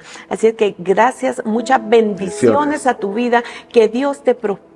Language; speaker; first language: Spanish; native; Spanish